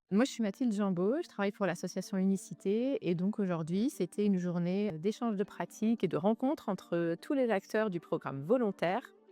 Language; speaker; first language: French; native; French